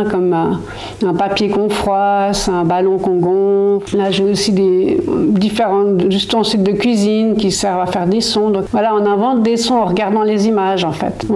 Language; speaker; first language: French; native; French